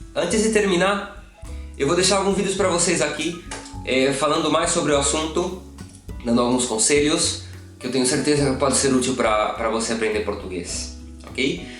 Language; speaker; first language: Portuguese; native; Portuguese